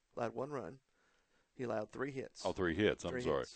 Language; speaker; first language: English; native; English